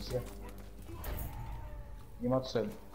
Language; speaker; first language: French; native; French